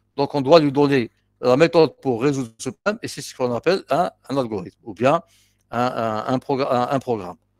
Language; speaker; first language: French; non-native, local second language; Arabic